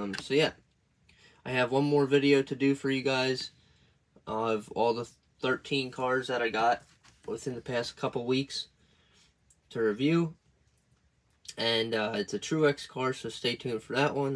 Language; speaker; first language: English; native; English